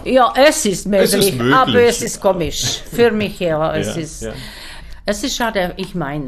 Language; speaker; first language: German; non-native, learner; Czech